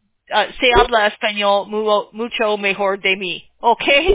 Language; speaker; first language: Spanish; non-native, learner; English